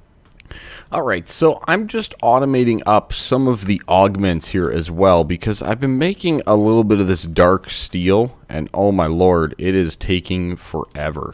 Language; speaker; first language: English; native; English